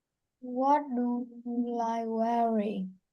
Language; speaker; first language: English; non-native, learner; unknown